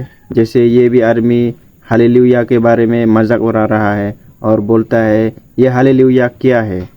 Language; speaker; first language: Hindi; non-native, local second language; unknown